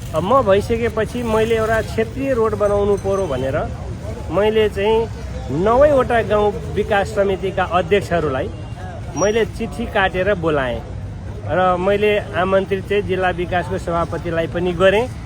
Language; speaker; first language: Nepali; non-native, local second language; Maithili